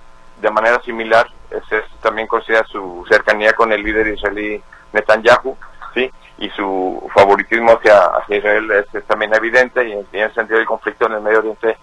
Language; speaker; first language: Spanish; native; Spanish